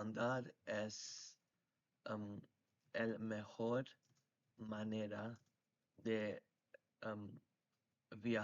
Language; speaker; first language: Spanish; non-native, fluent; English